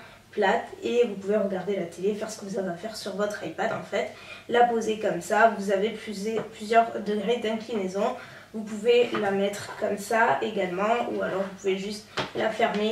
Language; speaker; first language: French; native; French